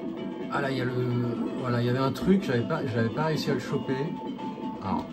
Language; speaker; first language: French; native; French